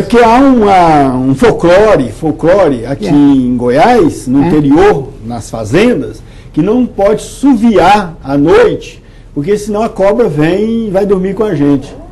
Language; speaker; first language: Portuguese; native; Portuguese